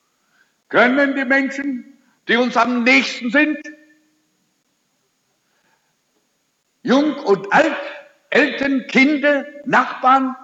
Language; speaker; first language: German; early bilingual, heritage; German